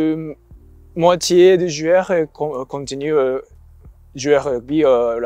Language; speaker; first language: French; non-native, learner; Japanese